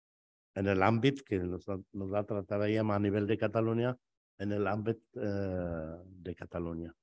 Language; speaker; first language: Catalan; non-native, fluent; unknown